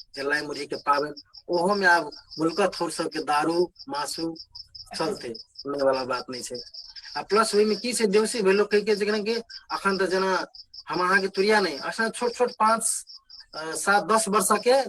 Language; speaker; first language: Maithili; non-native, local second language; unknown